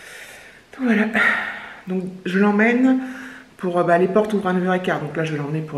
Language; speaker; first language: French; native; French